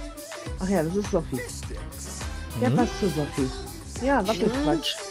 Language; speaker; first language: German; native; German